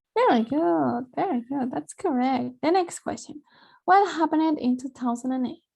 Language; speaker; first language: English; non-native, fluent; Spanish